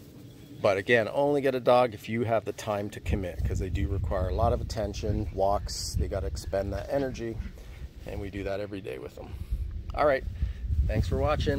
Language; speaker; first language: English; native; English